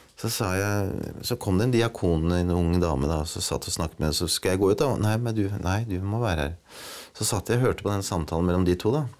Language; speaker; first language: Norwegian; native; Norwegian